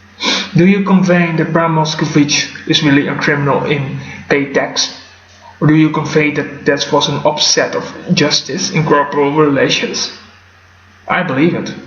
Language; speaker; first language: English; non-native, fluent; Dutch